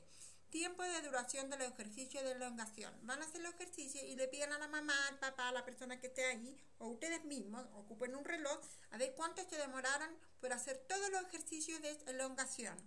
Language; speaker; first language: Spanish; native; Spanish